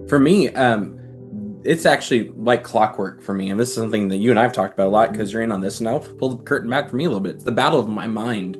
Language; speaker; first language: English; native; English